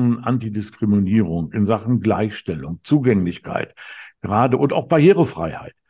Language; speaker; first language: German; native; German